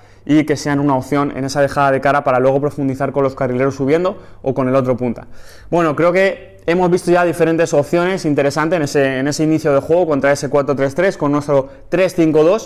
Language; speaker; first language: Spanish; native; Spanish